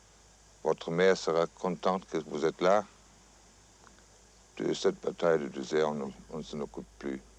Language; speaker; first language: French; non-native, fluent; German